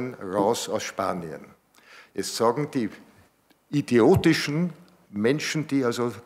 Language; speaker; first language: German; native; German